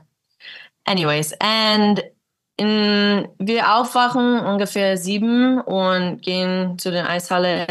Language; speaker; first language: German; early bilingual, heritage; English